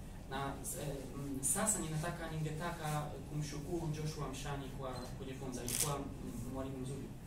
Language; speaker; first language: Swahili; non-native, fluent; Polish